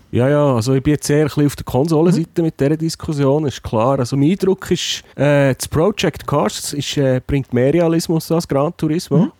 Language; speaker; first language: German; native; German